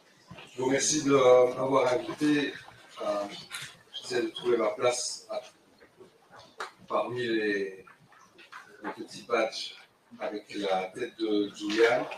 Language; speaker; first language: French; native; French